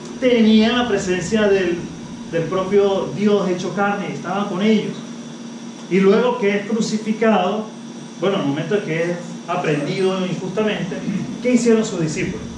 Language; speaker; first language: Spanish; native; Spanish